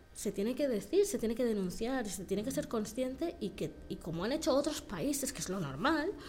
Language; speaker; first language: Spanish; native; Spanish